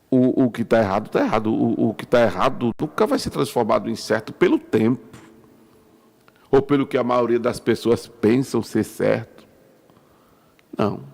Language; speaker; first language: Portuguese; native; Portuguese